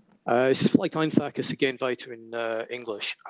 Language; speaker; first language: German; non-native, learner; English